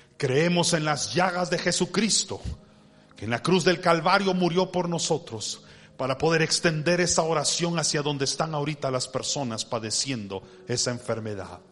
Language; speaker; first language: Spanish; early bilingual, heritage; Spanish